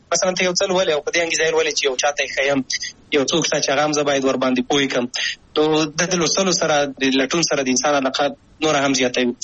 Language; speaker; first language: Pashto; native; Pashto